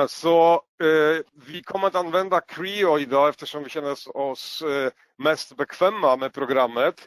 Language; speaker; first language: Swedish; non-native, fluent; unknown